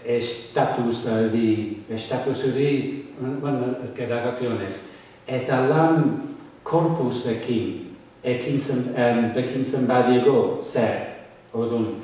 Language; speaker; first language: Basque; non-native, fluent; English